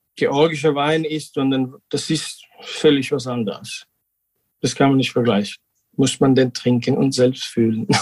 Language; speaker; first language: German; non-native, fluent; Georgian